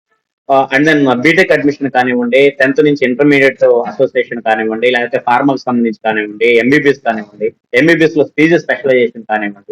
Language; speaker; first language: Telugu; native; Telugu